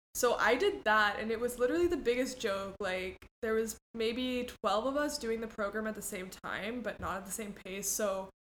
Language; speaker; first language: English; early bilingual, other home language; Spanish